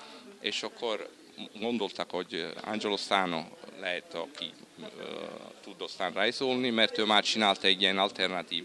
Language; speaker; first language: Hungarian; non-native, fluent; Italian